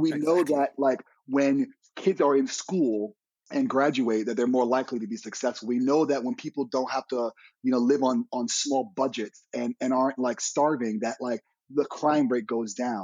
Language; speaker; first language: English; native; English